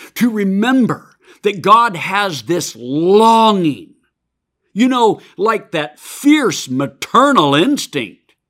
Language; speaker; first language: English; native; English